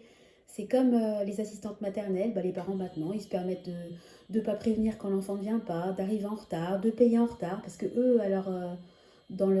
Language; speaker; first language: French; native; French